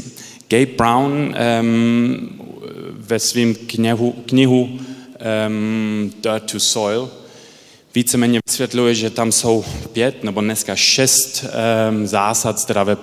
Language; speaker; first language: Czech; early bilingual, heritage; Czech